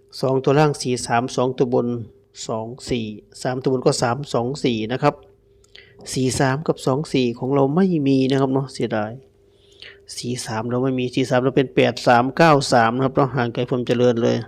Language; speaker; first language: Thai; native; Thai